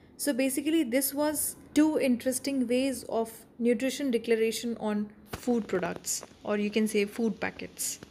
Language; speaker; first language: English; non-native, local second language; Hindi